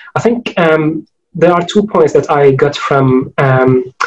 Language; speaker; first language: English; non-native, fluent; Arabic